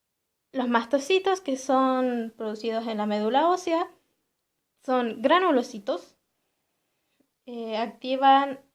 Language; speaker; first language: Spanish; native; Spanish